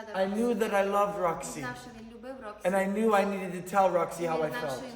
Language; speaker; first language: English; native; English